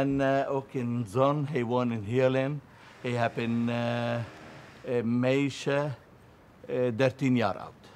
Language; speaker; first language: Dutch; non-native, learner; Arabic